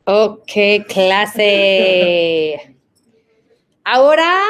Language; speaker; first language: Spanish; non-native, fluent; English